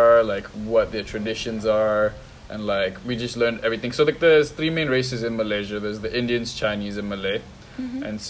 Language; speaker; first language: English; non-native, local second language; Tamil